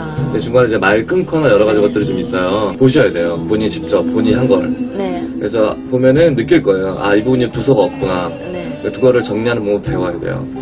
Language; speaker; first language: Korean; non-native, fluent; Chinese